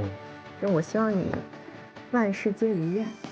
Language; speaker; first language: Chinese; native; Chinese